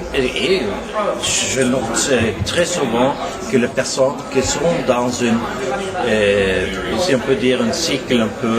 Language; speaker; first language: French; non-native, learner; Norwegian